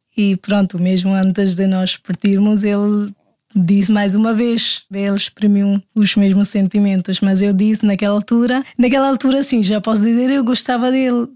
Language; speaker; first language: Portuguese; non-native, fluent; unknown